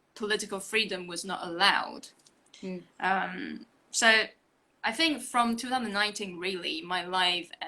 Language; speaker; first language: English; non-native, fluent; Chinese